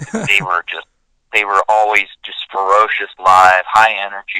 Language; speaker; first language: English; native; English